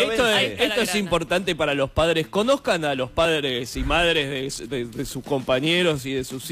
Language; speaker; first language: Spanish; native; Spanish